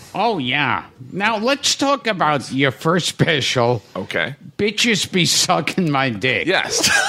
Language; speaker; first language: English; native; English